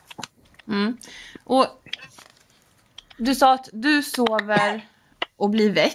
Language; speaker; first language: Swedish; native; Swedish